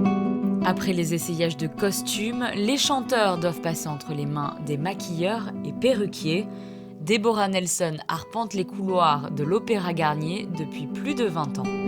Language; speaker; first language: French; native; French